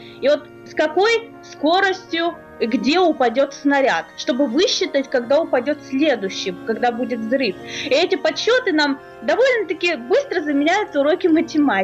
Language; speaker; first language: Russian; native; Russian